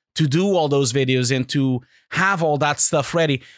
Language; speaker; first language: English; non-native, fluent; Portuguese